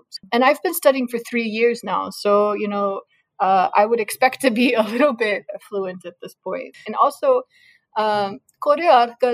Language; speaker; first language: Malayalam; non-native, learner; English